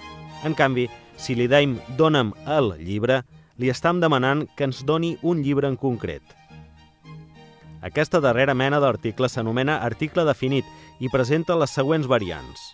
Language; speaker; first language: Catalan; native; Catalan